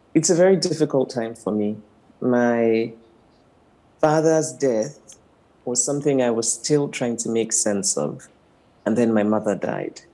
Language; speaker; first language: English; non-native, local second language; Igbo